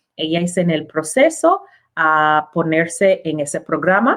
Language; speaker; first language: Spanish; non-native, learner; English